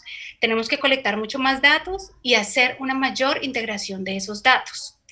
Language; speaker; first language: Spanish; native; Spanish